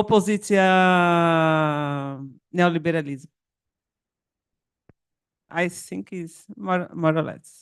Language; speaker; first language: English; non-native, learner; Portuguese